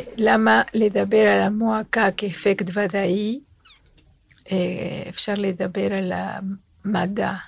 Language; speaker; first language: Hebrew; non-native, fluent; Spanish